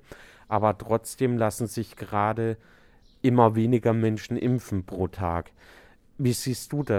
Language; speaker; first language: German; native; German